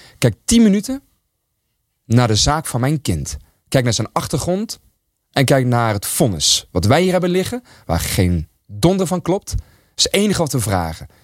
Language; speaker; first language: Dutch; early bilingual, other home language; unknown